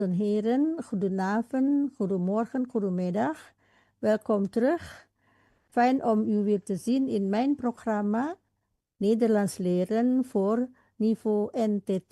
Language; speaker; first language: Dutch; non-native, fluent; Indonesian